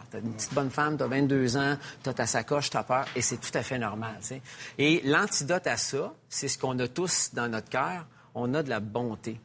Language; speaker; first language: French; native; French